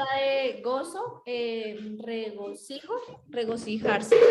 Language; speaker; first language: Spanish; native; Spanish